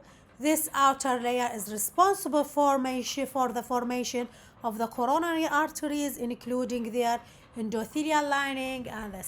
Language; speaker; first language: English; non-native, local second language; Arabic